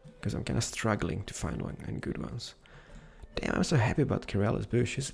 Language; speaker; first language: English; non-native, fluent; Polish